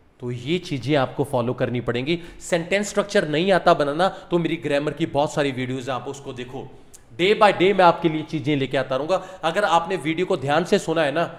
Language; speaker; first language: Hindi; non-native, local second language; Punjabi